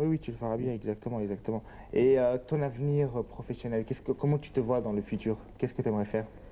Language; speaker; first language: French; native; French